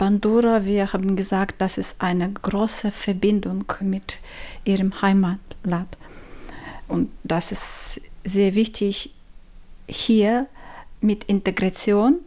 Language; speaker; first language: German; non-native, learner; Ukrainian